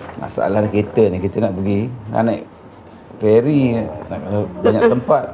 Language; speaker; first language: Malay; native; Malay